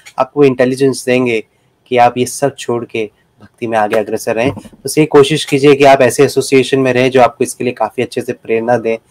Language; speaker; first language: Hindi; native; Hindi